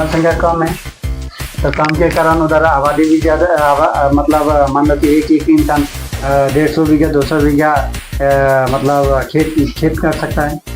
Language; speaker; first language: Hindi; non-native, local second language; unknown